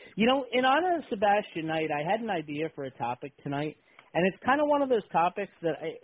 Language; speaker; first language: English; native; English